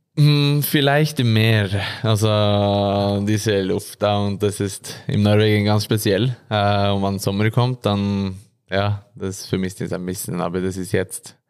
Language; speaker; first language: German; non-native, learner; Norwegian